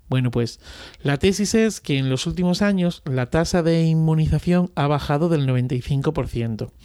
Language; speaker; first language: Spanish; native; Spanish